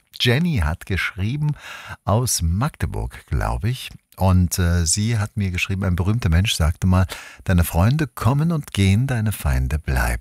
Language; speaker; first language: German; native; German